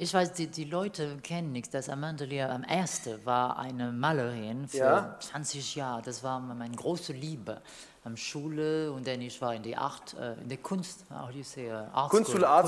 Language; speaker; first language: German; non-native, learner; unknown